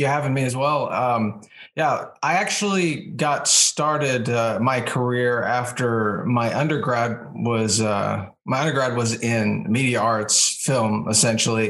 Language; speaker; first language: English; native; English